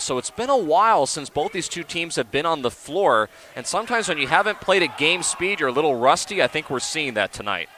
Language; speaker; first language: English; native; English